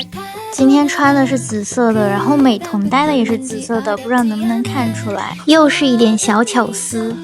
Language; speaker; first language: Chinese; native; Chinese